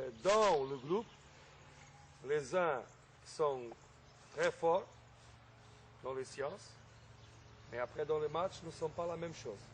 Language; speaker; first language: French; non-native, fluent; Portuguese